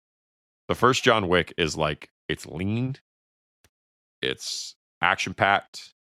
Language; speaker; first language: English; native; English